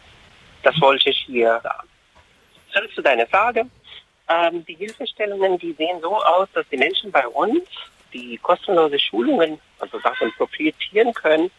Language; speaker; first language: German; non-native, fluent; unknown